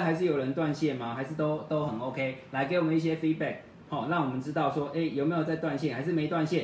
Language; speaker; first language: Chinese; native; Chinese